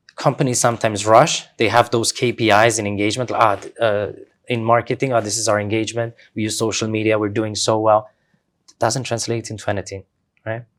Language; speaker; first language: English; non-native, fluent; Romanian